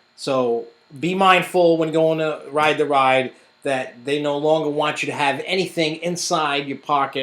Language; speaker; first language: English; native; English